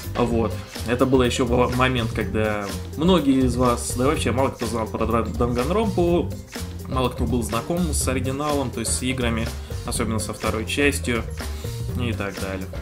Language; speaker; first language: Russian; non-native, fluent; Romanian